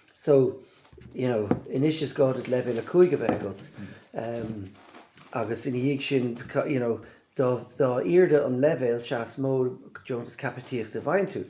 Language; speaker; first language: Irish; native; Irish